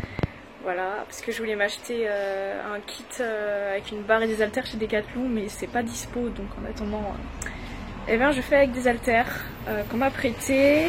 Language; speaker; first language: French; native; French